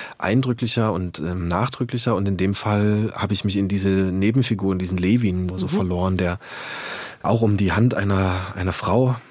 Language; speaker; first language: German; native; German